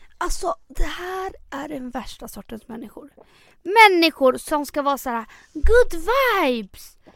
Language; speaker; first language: Swedish; early bilingual, other home language; Spanish